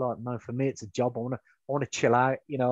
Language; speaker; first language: English; native; English